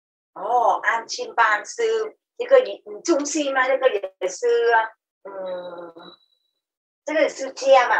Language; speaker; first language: Chinese; non-native, learner; Vietnamese